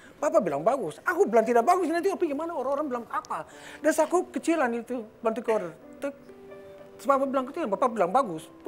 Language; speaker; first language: Indonesian; early bilingual, heritage; Indonesian